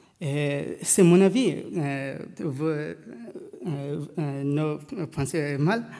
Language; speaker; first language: French; non-native, learner; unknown